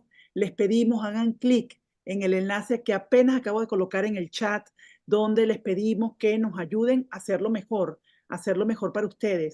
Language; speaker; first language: Spanish; native; Spanish